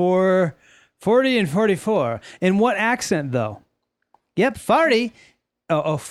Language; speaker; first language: English; native; English